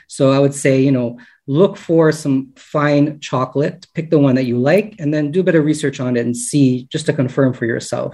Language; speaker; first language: English; native; English